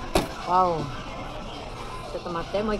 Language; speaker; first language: Japanese; non-native, learner; Filipino